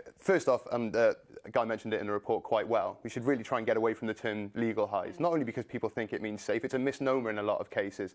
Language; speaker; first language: English; native; English